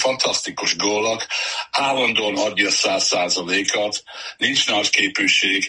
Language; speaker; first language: Hungarian; early bilingual, heritage; Hungarian